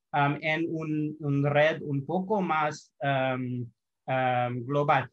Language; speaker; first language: Spanish; non-native, fluent; English